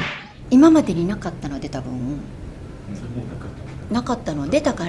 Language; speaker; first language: Japanese; native; Japanese